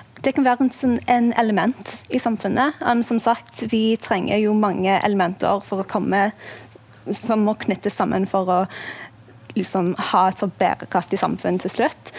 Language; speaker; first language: Norwegian; non-native, fluent; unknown